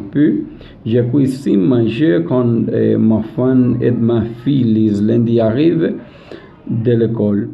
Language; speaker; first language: French; non-native, learner; Spanish